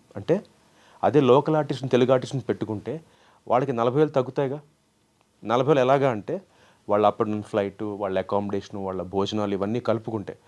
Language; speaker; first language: Telugu; native; Telugu